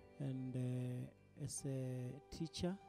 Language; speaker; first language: English; non-native, local second language; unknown